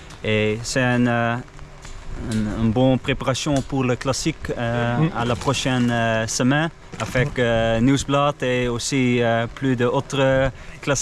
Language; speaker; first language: French; non-native, learner; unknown